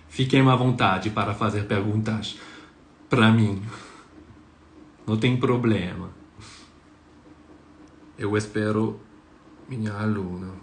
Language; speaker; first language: Portuguese; non-native, learner; French